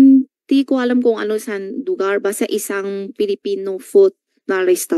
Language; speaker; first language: Filipino; non-native, learner; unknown